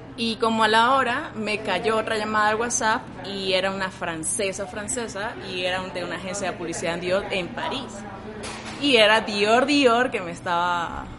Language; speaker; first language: Spanish; native; Spanish